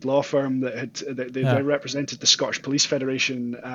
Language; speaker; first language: English; native; English